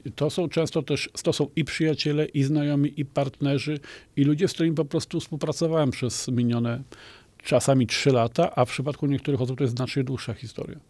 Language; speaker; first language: Polish; native; Polish